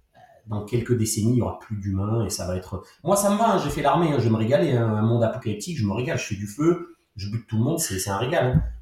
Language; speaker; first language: French; native; French